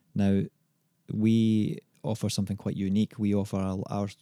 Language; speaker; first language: English; native; English